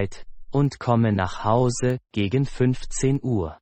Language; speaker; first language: German; non-native, fluent; Persian